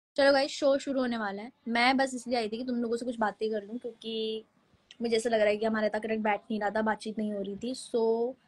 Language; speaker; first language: Hindi; native; Hindi